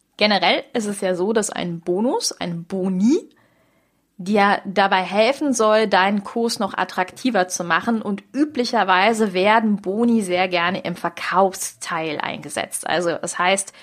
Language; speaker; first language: German; native; German